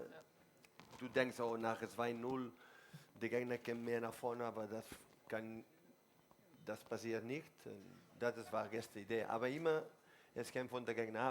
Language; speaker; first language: German; non-native, learner; Spanish